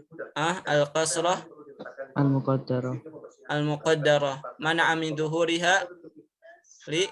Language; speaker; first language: Arabic; non-native, fluent; Indonesian